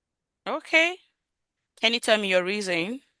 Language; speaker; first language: English; non-native, fluent; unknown